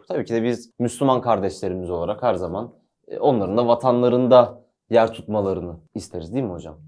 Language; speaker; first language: Turkish; native; Turkish